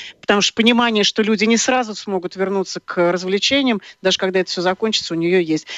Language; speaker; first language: Russian; native; Russian